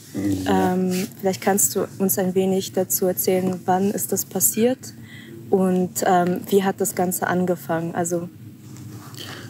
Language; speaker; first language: German; native; German